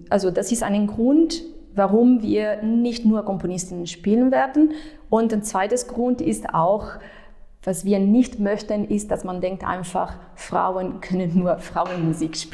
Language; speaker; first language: German; non-native, fluent; Italian